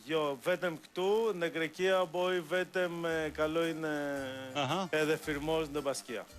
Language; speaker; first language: Albanian; non-native, learner; Greek